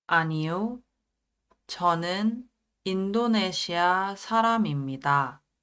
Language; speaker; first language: Korean; non-native, learner; Indonesian